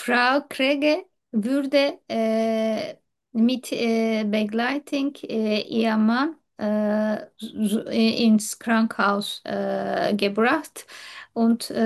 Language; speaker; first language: German; non-native, learner; Turkish